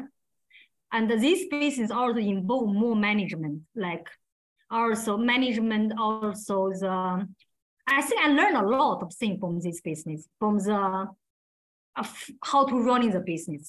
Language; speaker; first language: English; non-native, learner; Chinese